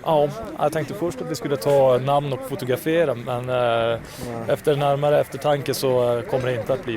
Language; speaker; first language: Swedish; native; Swedish